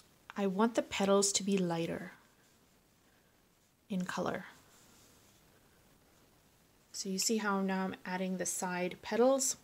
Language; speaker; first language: English; native; English